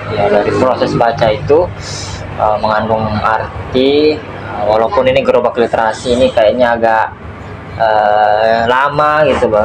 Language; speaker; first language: Indonesian; native; Indonesian